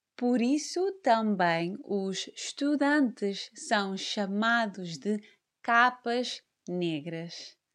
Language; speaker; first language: Portuguese; native; Portuguese